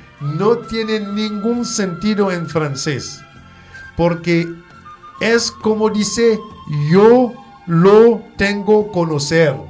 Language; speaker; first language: Spanish; non-native, fluent; French